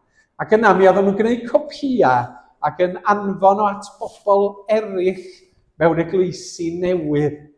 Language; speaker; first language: Welsh; native; Welsh